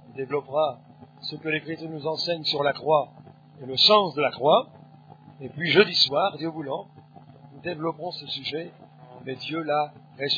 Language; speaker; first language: French; native; French